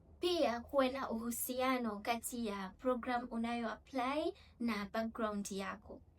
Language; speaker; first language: Swahili; native; Swahili